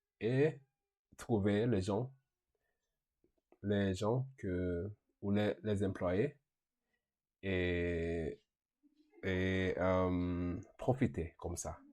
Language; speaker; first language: French; non-native, learner; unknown